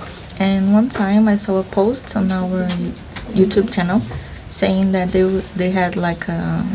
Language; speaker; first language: English; non-native, fluent; Portuguese